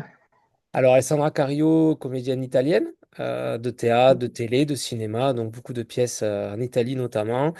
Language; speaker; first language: French; native; French